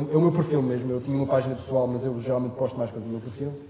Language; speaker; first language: Portuguese; non-native, fluent; French